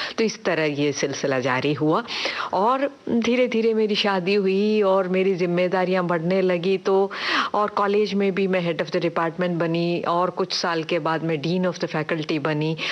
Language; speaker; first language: Hindi; non-native, local second language; Tamil